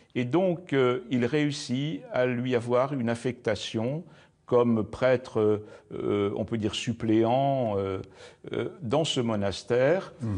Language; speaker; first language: French; native; French